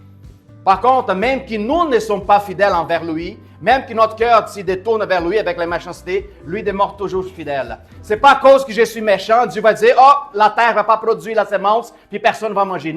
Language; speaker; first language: French; native; French